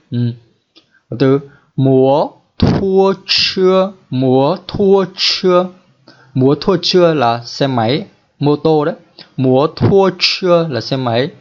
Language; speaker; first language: Chinese; non-native, fluent; Vietnamese